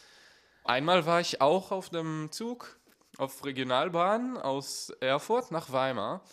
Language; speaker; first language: German; non-native, fluent; Hebrew